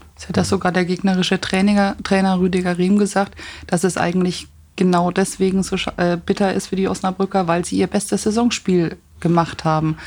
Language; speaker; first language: German; native; German